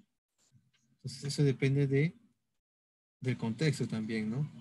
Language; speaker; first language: Spanish; native; Spanish